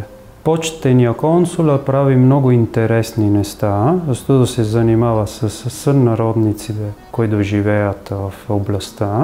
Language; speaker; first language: Bulgarian; non-native, fluent; Italian